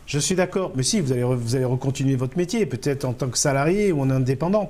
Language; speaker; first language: French; native; French